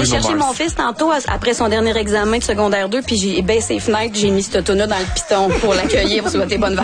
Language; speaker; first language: French; native; French